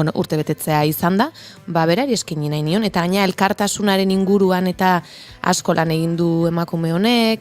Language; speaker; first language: Basque; native; Basque